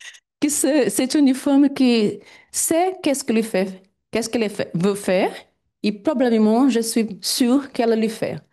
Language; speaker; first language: French; non-native, fluent; Portuguese